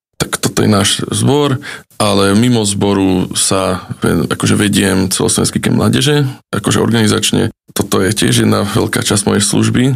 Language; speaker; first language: Slovak; native; Slovak